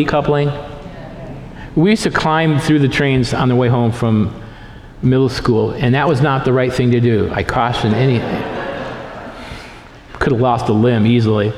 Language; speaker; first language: English; native; English